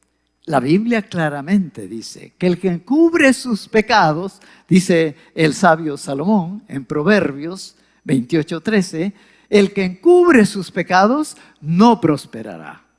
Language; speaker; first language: Spanish; native; Spanish